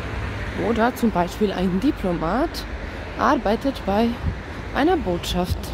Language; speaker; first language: German; non-native, fluent; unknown